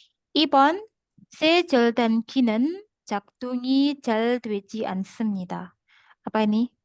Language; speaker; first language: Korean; non-native, fluent; Indonesian